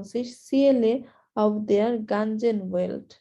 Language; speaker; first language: German; non-native, learner; Bangla